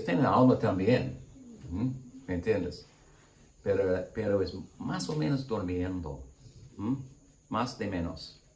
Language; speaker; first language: Spanish; non-native, learner; English